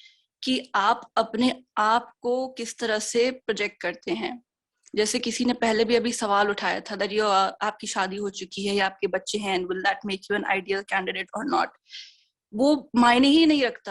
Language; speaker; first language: Hindi; native; Hindi